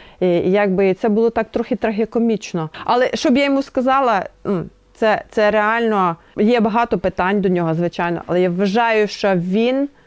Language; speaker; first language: Ukrainian; native; Ukrainian